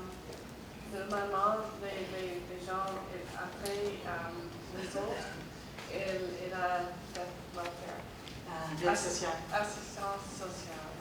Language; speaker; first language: French; non-native, learner; English